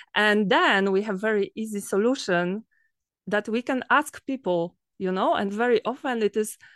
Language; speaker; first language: English; non-native, fluent; Polish